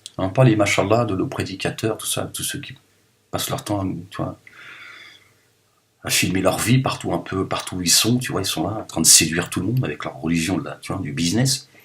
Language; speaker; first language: French; native; French